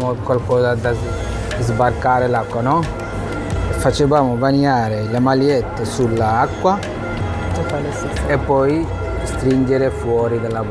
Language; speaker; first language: Italian; non-native, learner; Bangla